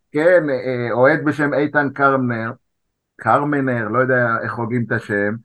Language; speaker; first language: Hebrew; native; Hebrew